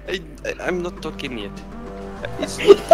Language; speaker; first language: English; non-native, learner; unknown